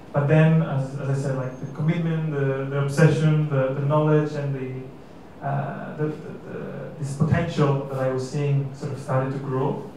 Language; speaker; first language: English; non-native, fluent; Catalan